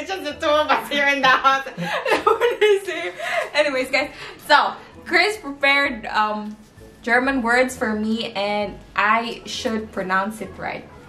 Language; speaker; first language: English; non-native, local second language; Cebuano